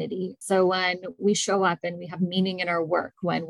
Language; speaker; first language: English; native; English